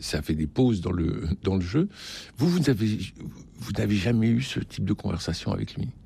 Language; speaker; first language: French; native; French